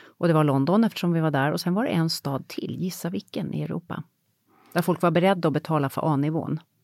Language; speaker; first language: Swedish; native; Swedish